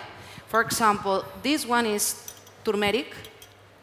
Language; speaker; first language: English; non-native, learner; Spanish